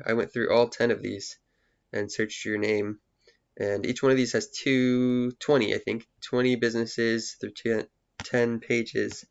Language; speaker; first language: English; native; English